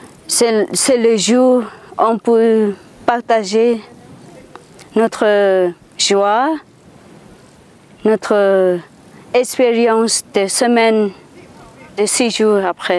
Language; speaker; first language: French; non-native, fluent; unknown